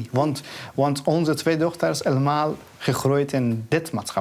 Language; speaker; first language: Dutch; non-native, learner; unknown